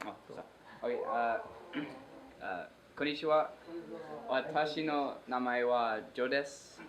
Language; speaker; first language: Japanese; non-native, learner; English